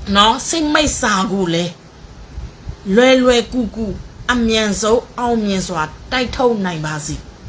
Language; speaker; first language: Burmese; non-native, local second language; S'gaw Karen